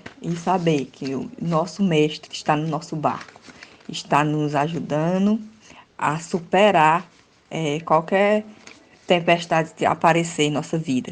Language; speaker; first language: Portuguese; native; Portuguese